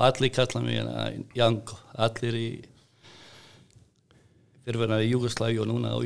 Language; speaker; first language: Icelandic; non-native, fluent; Serbian